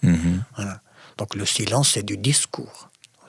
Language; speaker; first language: French; non-native, fluent; Arabic